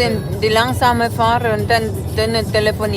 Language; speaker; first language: German; non-native, fluent; Cebuano